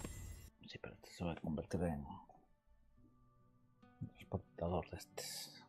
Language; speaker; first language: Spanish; non-native, local second language; Galician